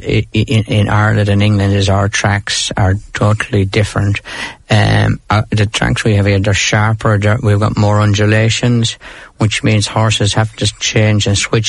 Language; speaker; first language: English; native; English